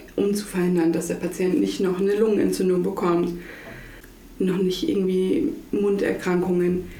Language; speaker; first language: German; native; German